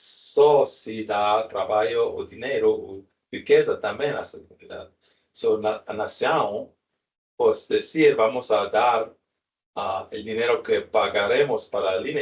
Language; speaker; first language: Portuguese; non-native, learner; Spanish